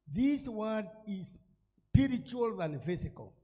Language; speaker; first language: English; non-native, local second language; Swahili